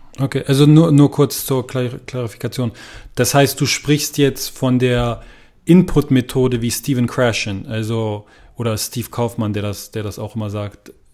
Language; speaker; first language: German; native; German